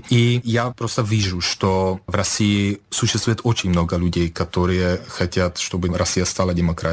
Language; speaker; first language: Russian; non-native, fluent; Czech